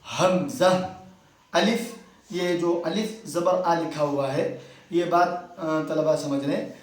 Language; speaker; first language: Urdu; native; Urdu